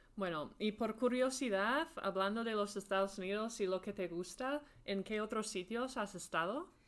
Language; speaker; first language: Spanish; non-native, fluent; English